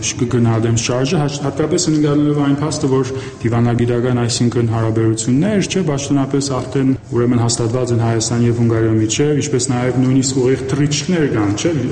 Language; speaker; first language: Armenian; early bilingual, heritage; Armenian